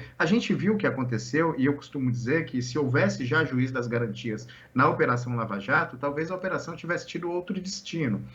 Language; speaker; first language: Portuguese; native; Portuguese